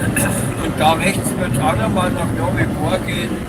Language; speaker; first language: German; native; German